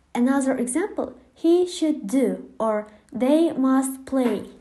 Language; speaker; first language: English; non-native, fluent; Kazakh